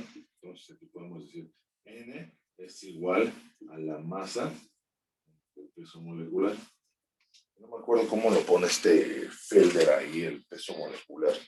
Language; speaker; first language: Spanish; native; Spanish